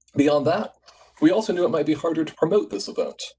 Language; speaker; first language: English; native; English